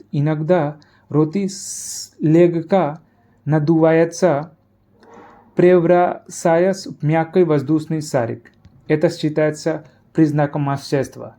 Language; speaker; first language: Russian; non-native, fluent; Hindi